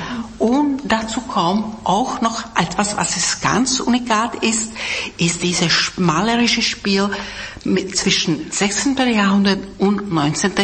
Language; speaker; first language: German; non-native, fluent; Czech